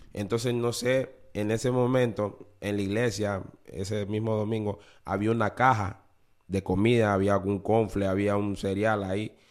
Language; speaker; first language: Spanish; native; Spanish